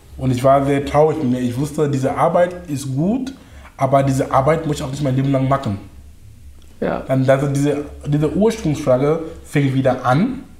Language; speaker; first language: German; non-native, fluent; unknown